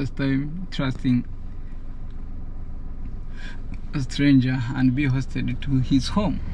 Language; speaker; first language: English; non-native, fluent; Rundi